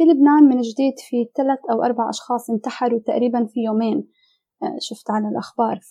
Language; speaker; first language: Arabic; native; Arabic